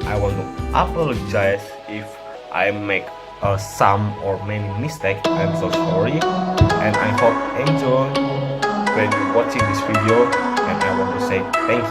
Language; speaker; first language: English; non-native, learner; Indonesian